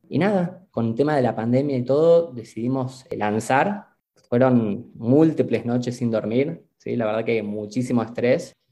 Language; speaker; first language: Spanish; native; Spanish